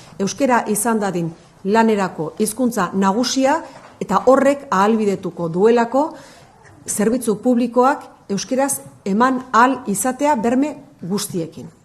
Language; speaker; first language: Basque; native; Basque